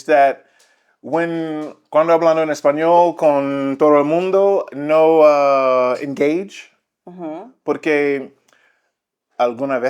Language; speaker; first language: Spanish; non-native, learner; English